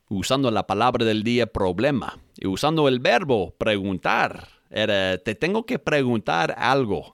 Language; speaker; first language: Spanish; non-native, fluent; English